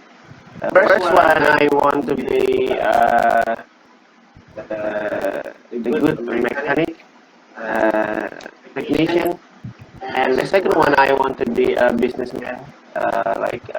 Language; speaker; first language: English; non-native, learner; Indonesian